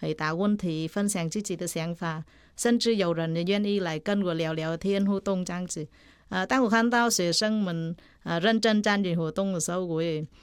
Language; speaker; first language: Chinese; non-native, fluent; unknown